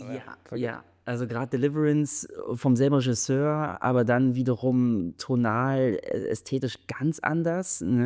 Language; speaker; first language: German; native; German